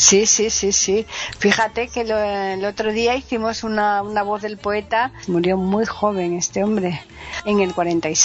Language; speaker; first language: Spanish; native; Spanish